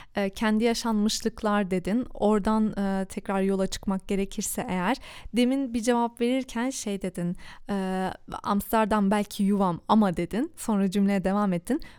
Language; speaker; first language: Turkish; early bilingual, heritage; Turkish